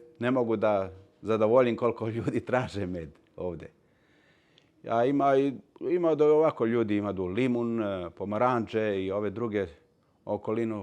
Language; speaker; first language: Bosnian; early bilingual, heritage; Serbian